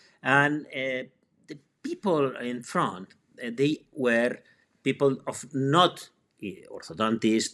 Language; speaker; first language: English; non-native, fluent; Spanish